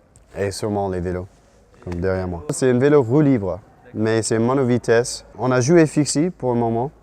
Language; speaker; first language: French; non-native, fluent; English